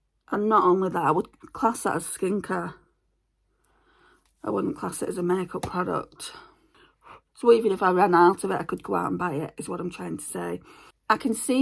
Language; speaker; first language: English; native; English